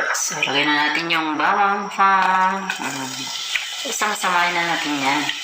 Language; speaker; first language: Filipino; non-native, local second language; Iloko